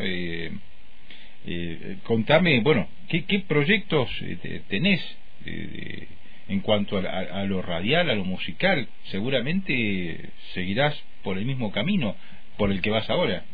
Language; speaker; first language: Spanish; native; Spanish